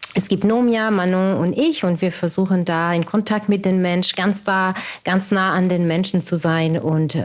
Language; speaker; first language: German; non-native, fluent; French